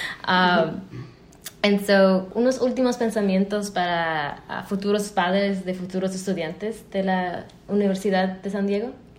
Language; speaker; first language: Spanish; early bilingual, heritage; Spanish